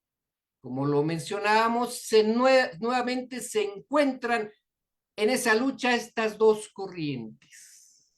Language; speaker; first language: Spanish; native; Spanish